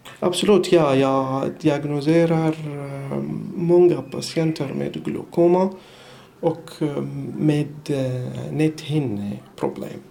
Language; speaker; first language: Swedish; non-native, learner; Arabic